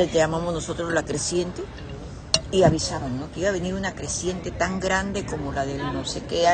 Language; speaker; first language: Spanish; native; Spanish